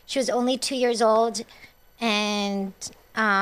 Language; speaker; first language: English; non-native, local second language; Cebuano